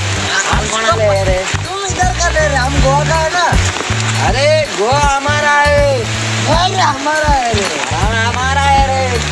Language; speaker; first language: Hindi; non-native, local second language; Konkani